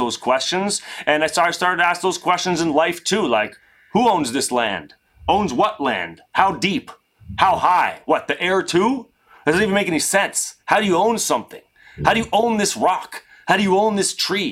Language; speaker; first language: English; native; English